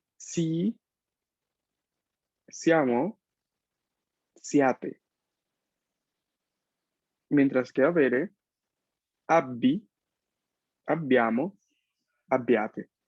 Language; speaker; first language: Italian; non-native, fluent; Spanish